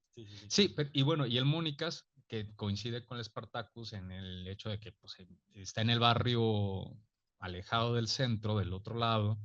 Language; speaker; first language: Spanish; native; Spanish